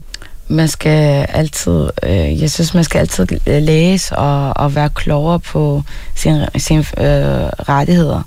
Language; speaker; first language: Danish; non-native, fluent; Arabic